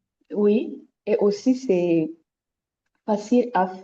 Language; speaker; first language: French; non-native, local second language; Rundi